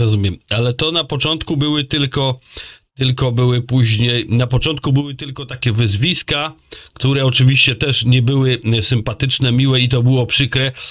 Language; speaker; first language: Polish; native; Polish